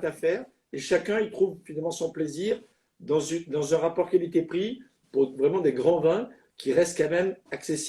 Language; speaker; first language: French; native; French